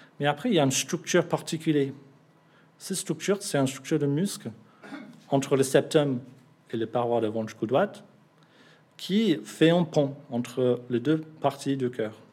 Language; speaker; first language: French; non-native, fluent; English